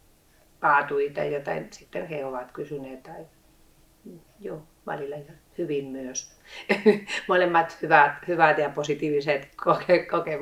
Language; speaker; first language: Finnish; non-native, fluent; Spanish